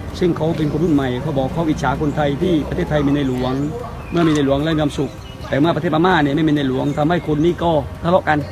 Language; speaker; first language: Thai; native; Thai